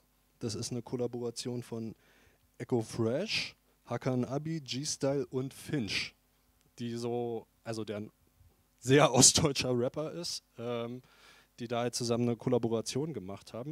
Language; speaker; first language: German; native; German